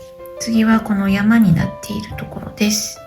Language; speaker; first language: Japanese; native; Japanese